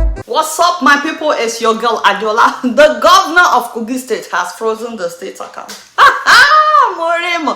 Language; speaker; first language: English; non-native, local second language; Yoruba